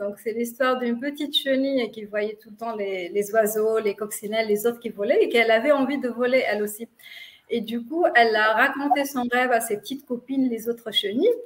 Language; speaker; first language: French; non-native, local second language; Arabic